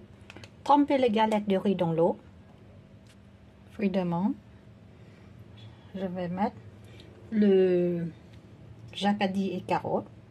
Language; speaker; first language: French; non-native, fluent; Vietnamese